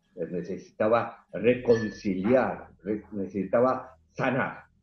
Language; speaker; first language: Spanish; early bilingual, other home language; Korean